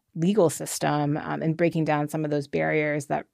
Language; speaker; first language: English; native; English